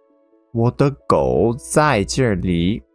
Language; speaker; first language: Chinese; non-native, learner; English